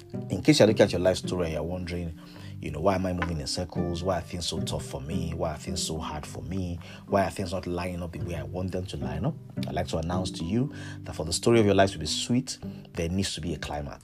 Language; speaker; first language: English; non-native, local second language; Yoruba